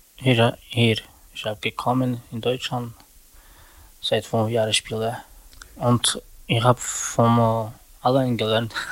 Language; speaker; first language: German; non-native, learner; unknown